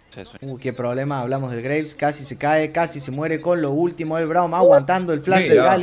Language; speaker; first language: Spanish; native; Spanish